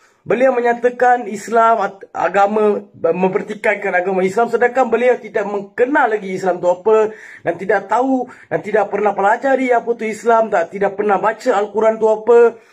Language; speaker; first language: Malay; non-native, local second language; Tamil